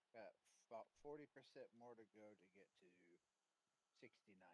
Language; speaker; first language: English; native; English